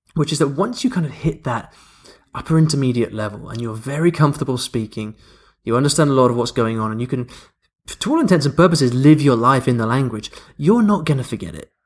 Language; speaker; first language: English; native; English